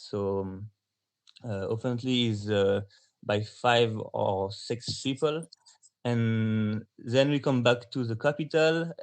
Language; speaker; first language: English; non-native, learner; French